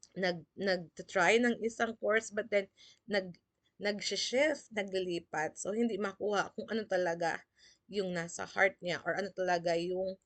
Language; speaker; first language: Filipino; non-native, local second language; Bikol